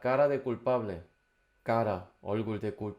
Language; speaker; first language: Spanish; non-native, fluent; Korean